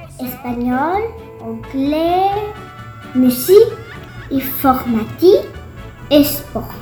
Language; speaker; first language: French; non-native, learner; Spanish